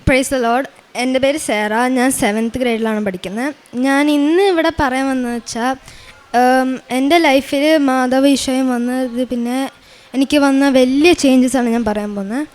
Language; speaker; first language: Malayalam; early bilingual, heritage; Malayalam